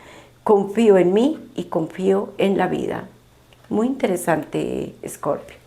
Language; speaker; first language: Spanish; native; Spanish